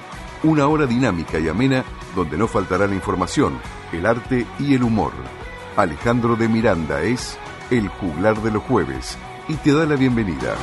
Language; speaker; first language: Spanish; native; Spanish